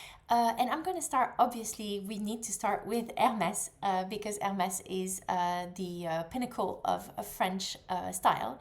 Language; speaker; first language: English; non-native, fluent; French